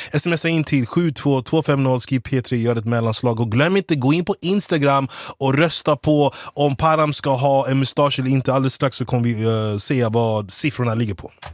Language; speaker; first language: Swedish; native; Swedish